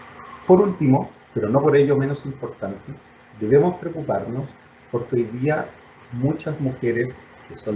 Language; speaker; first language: Spanish; native; Spanish